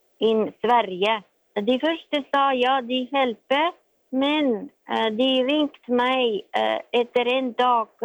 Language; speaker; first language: Norwegian; non-native, learner; Estonian